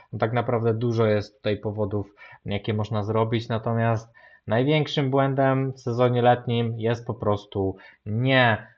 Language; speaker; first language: Polish; native; Polish